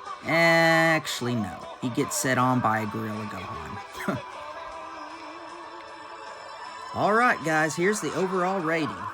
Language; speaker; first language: English; native; English